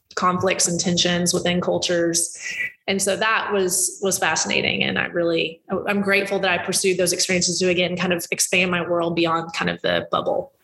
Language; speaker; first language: English; native; English